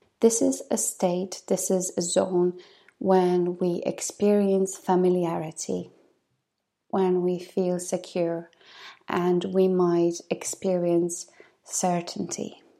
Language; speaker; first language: English; non-native, fluent; Polish